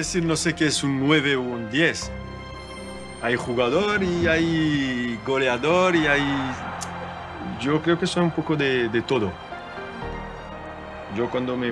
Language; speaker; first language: Spanish; non-native, learner; French